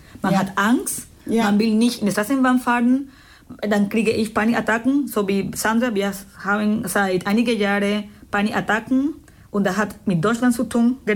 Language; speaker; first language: German; non-native, fluent; Spanish